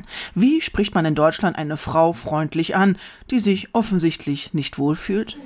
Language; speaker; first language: German; native; German